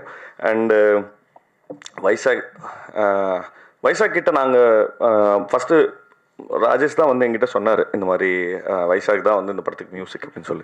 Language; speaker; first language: Tamil; native; Tamil